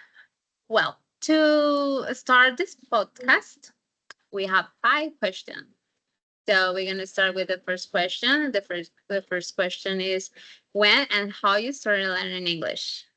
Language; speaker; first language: English; non-native, fluent; Spanish